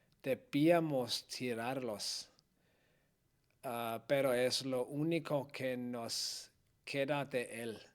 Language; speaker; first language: Spanish; non-native, learner; Danish